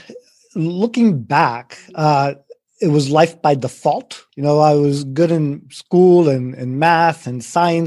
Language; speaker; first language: English; early bilingual, other home language; Spanish